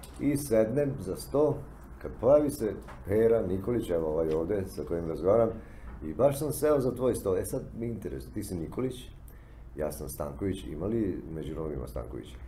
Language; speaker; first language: Serbian; native; Serbian